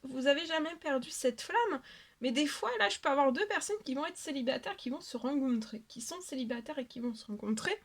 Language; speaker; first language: French; native; French